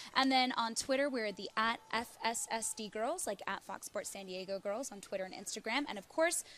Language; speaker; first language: English; native; English